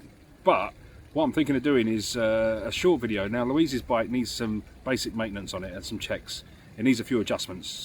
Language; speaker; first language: English; native; English